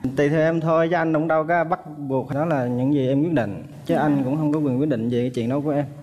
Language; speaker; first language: Vietnamese; native; Vietnamese